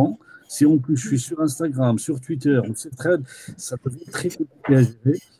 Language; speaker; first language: French; native; French